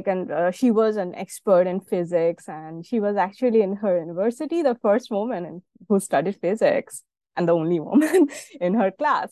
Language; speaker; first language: English; non-native, local second language; Bangla